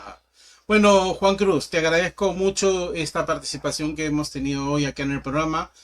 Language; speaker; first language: Spanish; native; Spanish